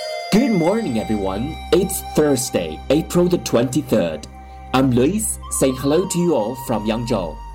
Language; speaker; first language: English; non-native, fluent; Chinese